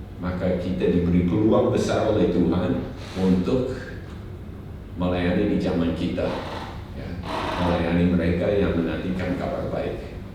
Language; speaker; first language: Indonesian; non-native, fluent; English